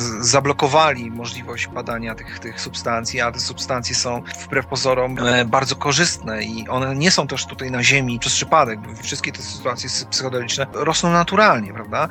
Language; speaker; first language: Polish; native; Polish